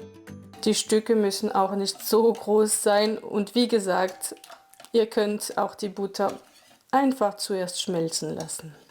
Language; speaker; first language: German; non-native, fluent; French